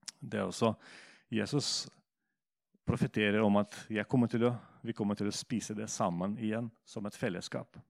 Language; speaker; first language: Norwegian; non-native, fluent; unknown